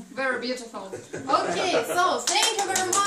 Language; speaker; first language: English; non-native, fluent; Russian